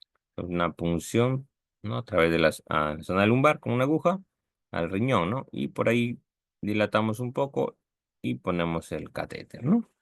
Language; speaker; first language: Spanish; native; Spanish